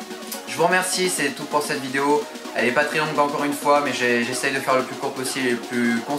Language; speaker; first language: French; native; French